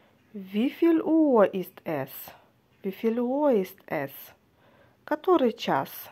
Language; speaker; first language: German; non-native, fluent; Russian